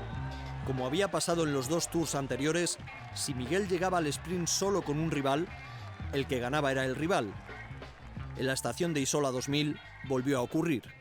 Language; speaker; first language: Spanish; native; Spanish